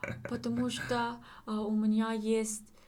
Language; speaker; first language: Russian; non-native, learner; English